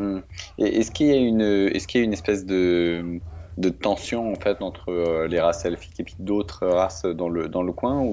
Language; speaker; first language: French; native; French